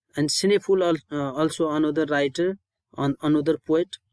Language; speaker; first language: English; non-native, local second language; Nepali